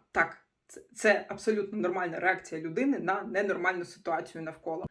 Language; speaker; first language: Ukrainian; non-native, local second language; Russian